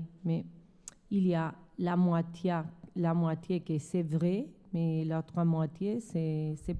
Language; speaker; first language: French; non-native, learner; Spanish